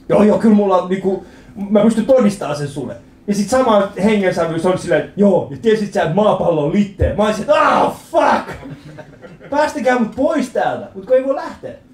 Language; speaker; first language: Finnish; early bilingual, other home language; Persian